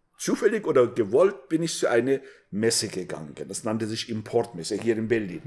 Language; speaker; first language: German; non-native, fluent; Persian